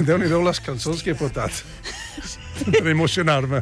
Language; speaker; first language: Catalan; non-native, fluent; English